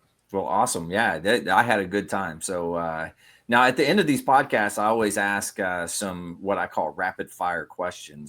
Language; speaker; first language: English; native; English